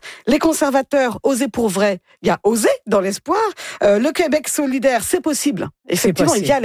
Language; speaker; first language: French; native; French